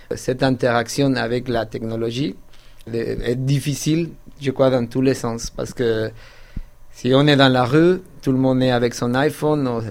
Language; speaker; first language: French; non-native, fluent; Spanish